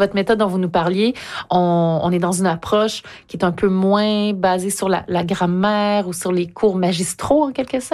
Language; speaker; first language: French; native; French